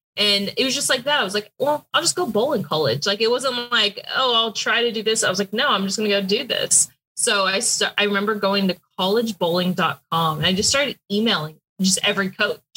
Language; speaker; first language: English; native; English